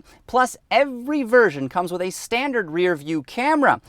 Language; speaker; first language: English; native; English